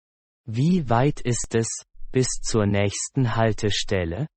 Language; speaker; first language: German; non-native, fluent; Persian